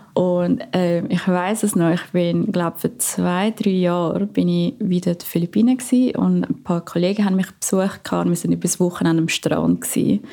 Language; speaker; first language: German; non-native, fluent; Filipino